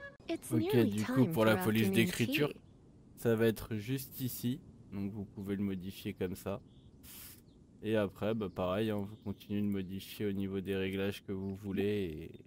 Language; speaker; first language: French; native; French